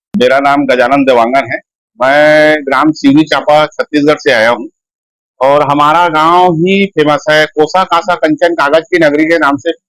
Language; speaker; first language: Hindi; native; Hindi